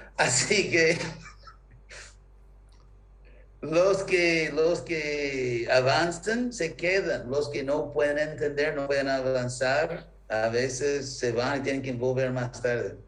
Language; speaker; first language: Spanish; non-native, fluent; English